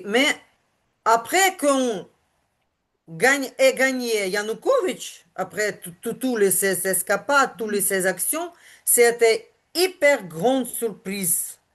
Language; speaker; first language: French; non-native, learner; Ukrainian